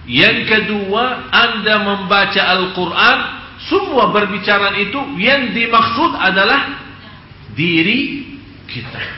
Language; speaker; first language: Indonesian; non-native, fluent; Arabic